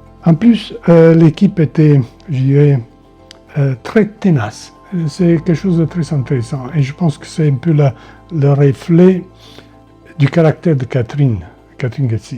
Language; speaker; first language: French; non-native, fluent; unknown